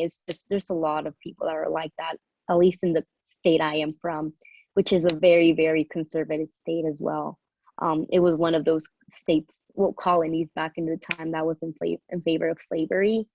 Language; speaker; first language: English; early bilingual, other home language; Spanish